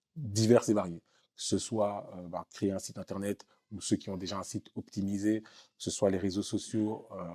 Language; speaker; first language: French; native; French